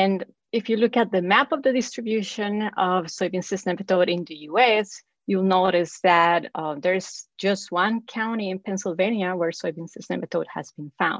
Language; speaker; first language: English; non-native, fluent; Spanish